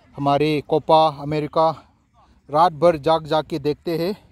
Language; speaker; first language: Hindi; non-native, local second language; Manipuri